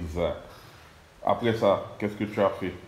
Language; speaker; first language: French; native; French